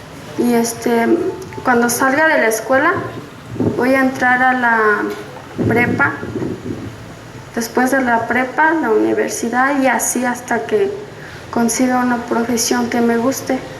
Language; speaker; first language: Spanish; non-native, local second language; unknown